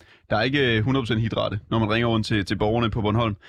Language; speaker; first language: Danish; native; Danish